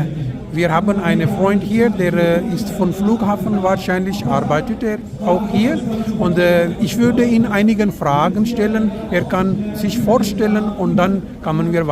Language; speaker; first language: German; non-native, learner; Urdu